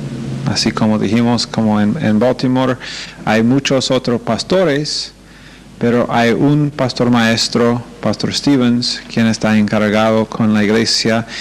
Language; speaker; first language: Spanish; non-native, fluent; English